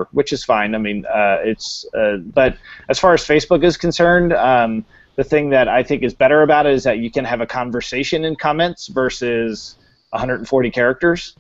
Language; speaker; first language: English; native; English